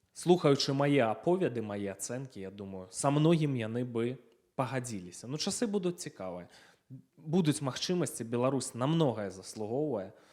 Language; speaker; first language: Belarusian; non-native, local second language; Russian